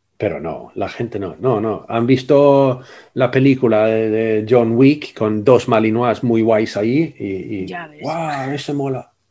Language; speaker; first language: Spanish; non-native, fluent; Swedish